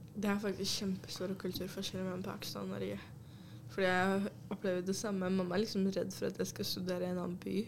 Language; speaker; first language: Norwegian; early bilingual, other home language; Urdu